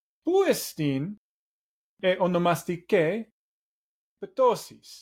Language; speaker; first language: Greek; non-native, learner; English